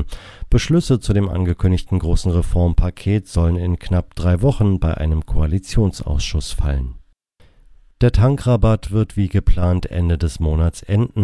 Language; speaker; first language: German; native; German